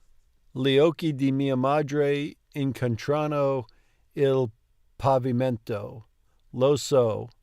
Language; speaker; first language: Italian; non-native, learner; English